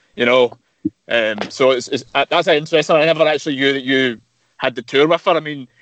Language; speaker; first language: English; native; English